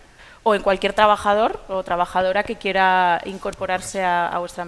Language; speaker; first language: Spanish; native; Spanish